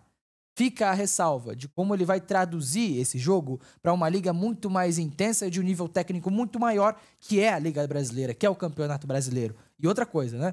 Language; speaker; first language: Portuguese; native; Portuguese